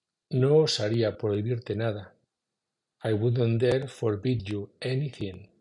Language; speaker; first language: English; non-native, fluent; Spanish